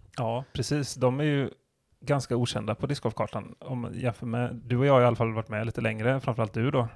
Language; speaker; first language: Swedish; native; Swedish